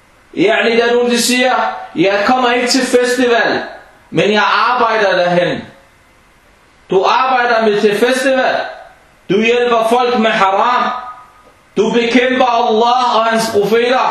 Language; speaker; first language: Danish; non-native, fluent; Arabic